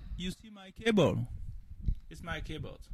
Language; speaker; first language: English; non-native, learner; French